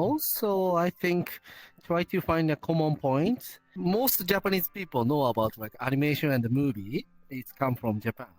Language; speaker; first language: English; non-native, learner; Japanese